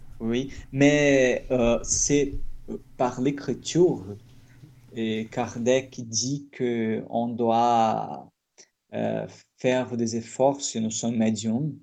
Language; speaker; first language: French; non-native, fluent; Portuguese